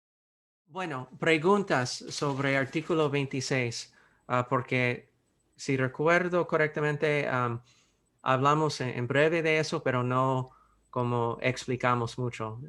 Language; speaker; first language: Spanish; non-native, fluent; English